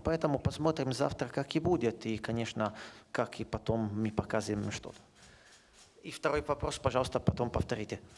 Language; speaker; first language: Russian; non-native, fluent; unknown